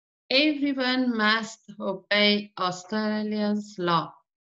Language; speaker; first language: English; non-native, learner; Persian